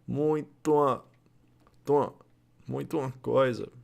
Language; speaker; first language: Portuguese; non-native, learner; English